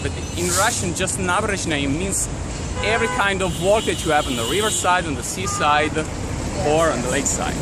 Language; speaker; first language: English; non-native, fluent; Italian